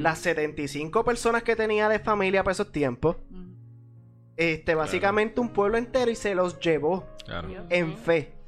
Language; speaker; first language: Spanish; native; Spanish